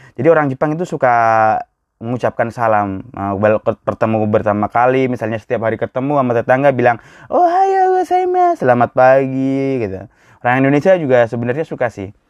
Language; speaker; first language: Indonesian; native; Indonesian